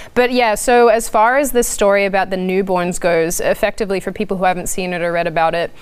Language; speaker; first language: English; native; English